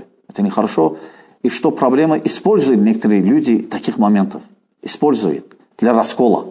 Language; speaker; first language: Russian; non-native, fluent; Azerbaijani